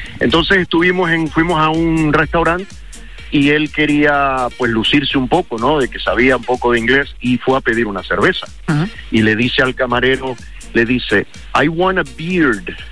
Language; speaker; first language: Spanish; early bilingual, heritage; Spanish